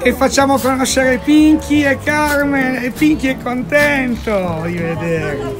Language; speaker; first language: Italian; native; Italian